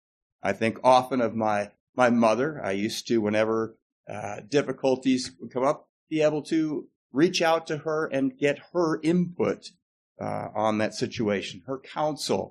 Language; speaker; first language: English; native; English